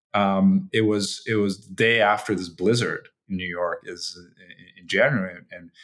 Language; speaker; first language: English; early bilingual, other home language; Chinese